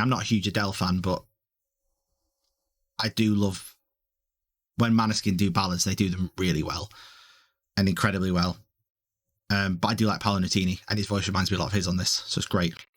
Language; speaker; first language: English; native; English